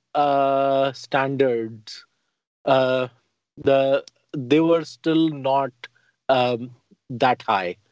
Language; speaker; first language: English; non-native, local second language; Hindi